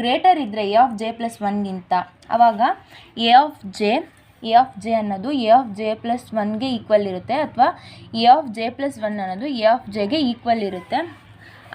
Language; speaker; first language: Kannada; native; Kannada